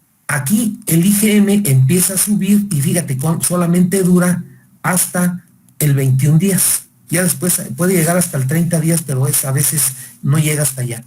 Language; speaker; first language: Spanish; native; Spanish